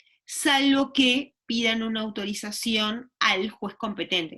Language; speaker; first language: Spanish; native; Spanish